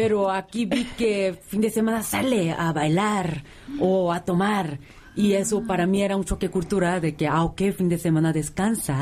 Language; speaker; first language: Spanish; non-native, fluent; Korean